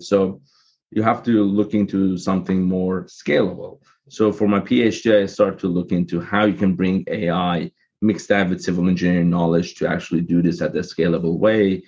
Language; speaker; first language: English; non-native, fluent; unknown